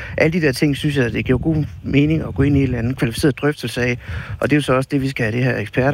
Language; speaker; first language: Danish; native; Danish